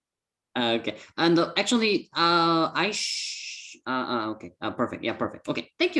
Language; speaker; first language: English; non-native, fluent; Korean